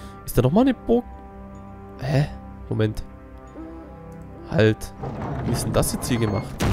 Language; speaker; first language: German; native; German